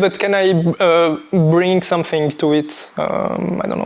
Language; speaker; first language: English; non-native, learner; French